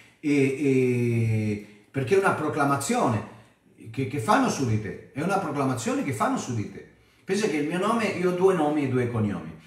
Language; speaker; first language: Italian; non-native, fluent; Spanish